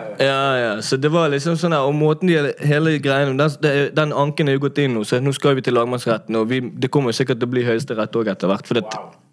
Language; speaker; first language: Norwegian; native; Norwegian